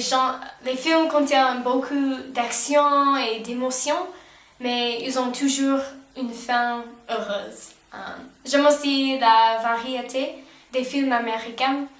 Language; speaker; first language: French; non-native, learner; English